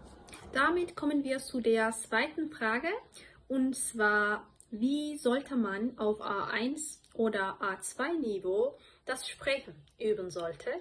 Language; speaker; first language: German; non-native, fluent; Turkish